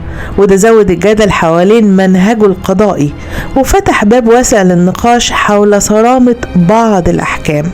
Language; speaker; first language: Arabic; native; Arabic